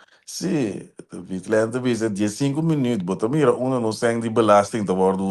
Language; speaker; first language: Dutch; non-native, local second language; Papiamento